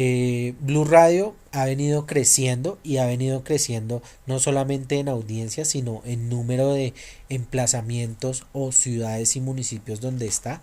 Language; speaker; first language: Spanish; native; Spanish